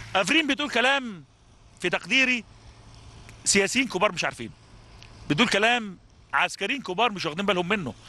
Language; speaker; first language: Arabic; native; Arabic